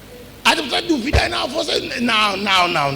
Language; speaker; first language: Portuguese; non-native, learner; Lingala